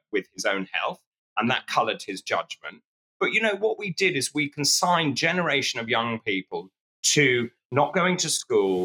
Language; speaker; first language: English; native; English